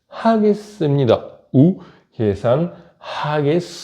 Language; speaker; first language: Korean; non-native, fluent; French